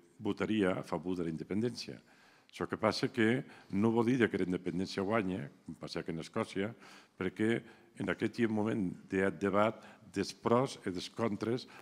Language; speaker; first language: Catalan; non-native, local second language; Occitan